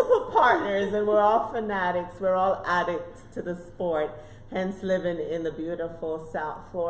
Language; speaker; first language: English; native; English